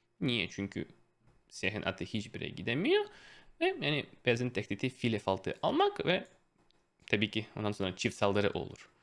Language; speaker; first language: Turkish; non-native, fluent; Russian